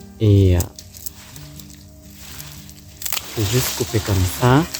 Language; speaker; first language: French; non-native, learner; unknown